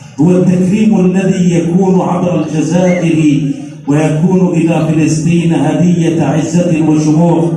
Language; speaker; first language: Arabic; native; Arabic